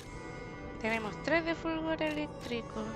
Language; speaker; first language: Spanish; native; Spanish